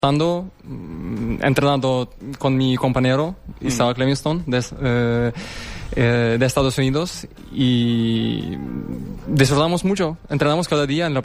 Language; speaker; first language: Spanish; non-native, fluent; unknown